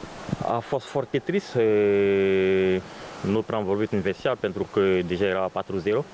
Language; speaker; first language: Romanian; non-native, learner; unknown